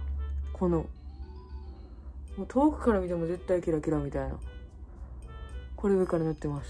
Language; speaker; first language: Japanese; native; Japanese